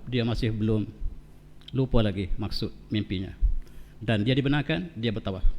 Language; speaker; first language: Malay; native; Malay